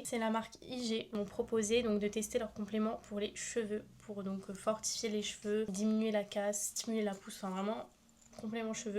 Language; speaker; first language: French; native; French